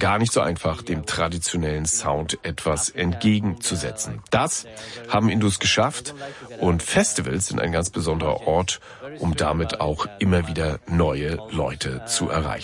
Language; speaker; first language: German; native; German